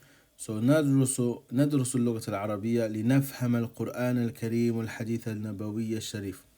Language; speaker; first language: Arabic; non-native, fluent; English